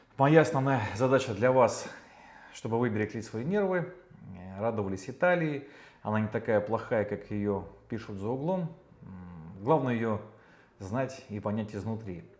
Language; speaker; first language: Russian; native; Russian